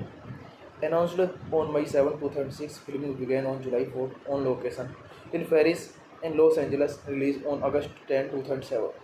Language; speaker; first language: English; non-native, learner; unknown